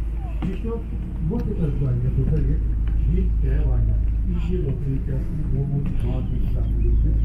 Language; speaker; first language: Russian; non-native, learner; Turkish